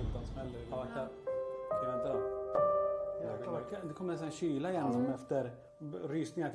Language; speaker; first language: Swedish; native; Swedish